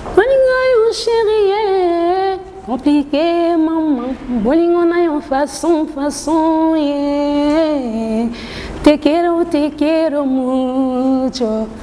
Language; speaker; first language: French; non-native, local second language; Lingala